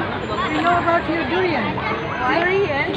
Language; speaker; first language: English; non-native, fluent; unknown